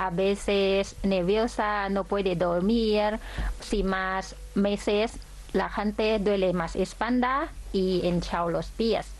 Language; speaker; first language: Spanish; non-native, learner; Thai